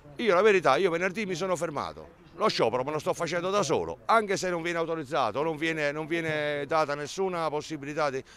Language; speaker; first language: Italian; native; Italian